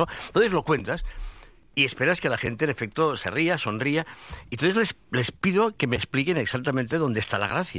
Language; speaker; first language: Spanish; native; Spanish